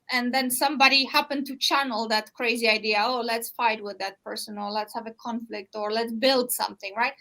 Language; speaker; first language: English; non-native, fluent; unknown